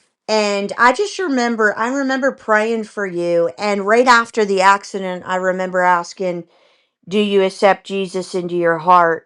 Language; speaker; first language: English; native; English